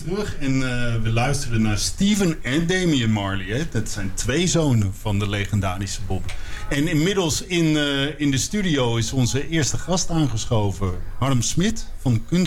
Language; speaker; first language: Dutch; native; Dutch